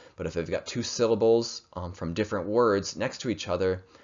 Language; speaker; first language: English; native; English